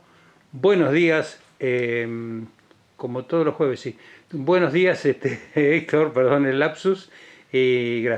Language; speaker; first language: Spanish; native; Spanish